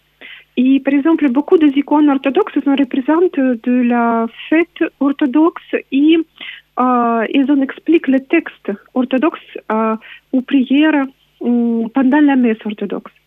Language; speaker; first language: French; non-native, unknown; Russian